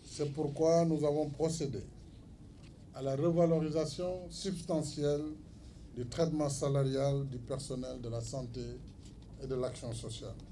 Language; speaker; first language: French; non-native, local second language; Fula